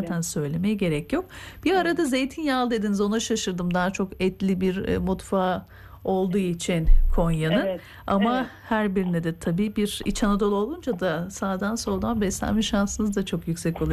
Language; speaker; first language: Turkish; native; Turkish